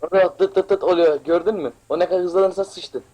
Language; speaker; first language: Turkish; native; Turkish